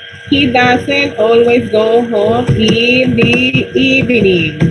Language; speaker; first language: English; non-native, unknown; Spanish